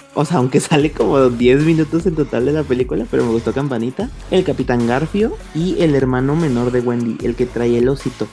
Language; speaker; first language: Spanish; native; Spanish